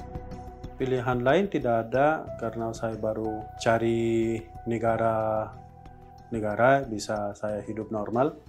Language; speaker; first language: Indonesian; non-native, learner; Persian